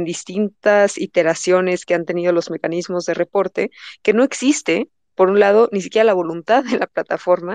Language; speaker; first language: Spanish; native; Spanish